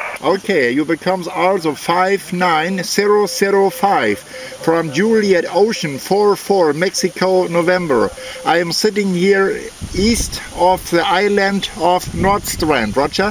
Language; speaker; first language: English; non-native, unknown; German